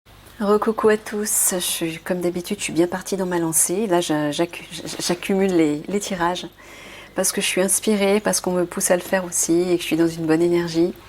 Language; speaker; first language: French; native; French